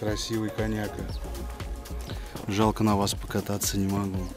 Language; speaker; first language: Russian; native; Russian